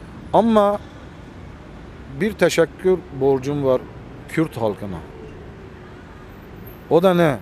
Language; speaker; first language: Turkish; non-native, fluent; Armenian